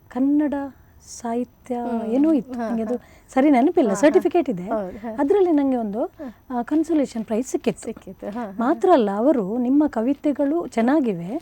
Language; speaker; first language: Kannada; non-native, local second language; Konkani